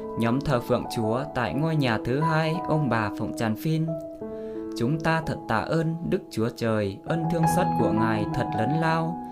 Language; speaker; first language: Vietnamese; non-native, local second language; Iu Mien